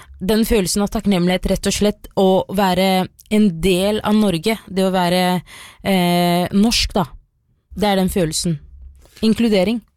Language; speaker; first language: Norwegian; early bilingual, other home language; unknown